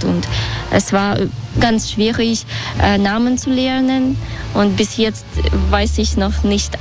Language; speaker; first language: German; non-native, learner; Russian